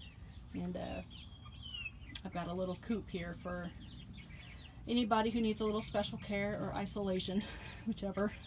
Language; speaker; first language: English; native; English